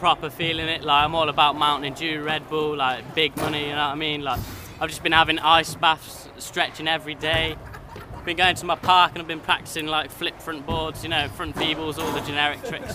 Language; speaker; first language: English; native; English